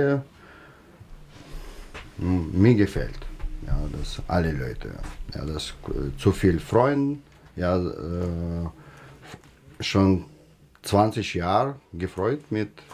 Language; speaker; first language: German; non-native, learner; Russian